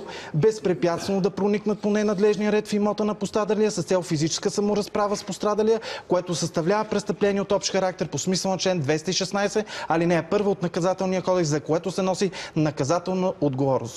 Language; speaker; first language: Bulgarian; native; Bulgarian